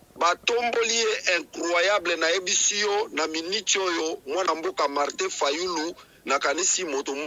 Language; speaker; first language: Lingala; native; Lingala